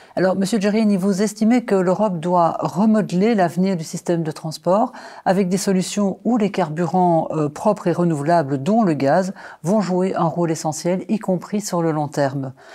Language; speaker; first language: French; native; French